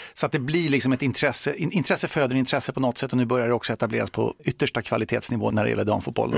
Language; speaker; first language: Swedish; native; Swedish